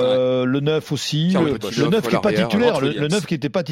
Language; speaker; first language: French; native; French